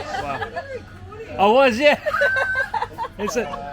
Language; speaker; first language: English; native; English